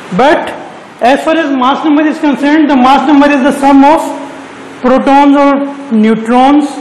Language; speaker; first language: English; non-native, local second language; Urdu